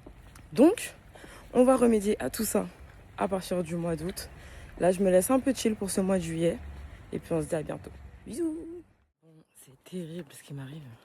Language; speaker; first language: French; native; French